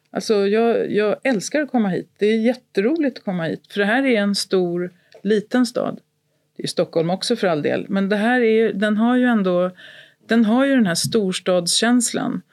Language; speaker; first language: Swedish; native; Swedish